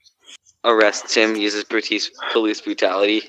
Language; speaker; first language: English; native; English